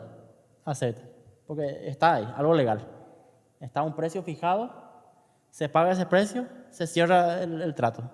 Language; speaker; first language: Spanish; native; Spanish